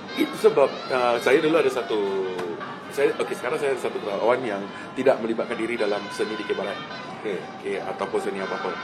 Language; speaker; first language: Malay; native; Malay